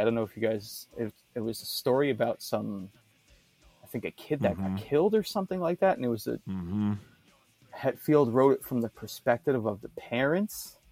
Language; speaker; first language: English; native; English